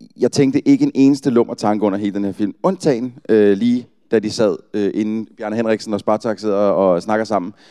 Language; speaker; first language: Danish; native; Danish